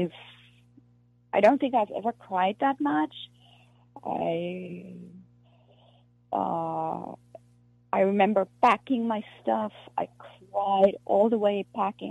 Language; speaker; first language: English; non-native, local second language; Afrikaans